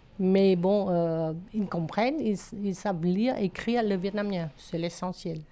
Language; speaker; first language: French; non-native, fluent; Vietnamese